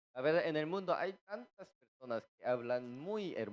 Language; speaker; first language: Spanish; non-native, fluent; Korean